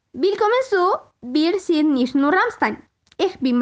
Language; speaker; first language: German; non-native, learner; Spanish